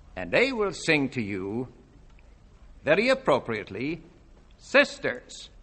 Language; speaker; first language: English; non-native, fluent; Dutch